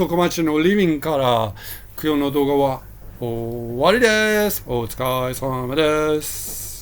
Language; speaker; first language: Japanese; non-native, learner; English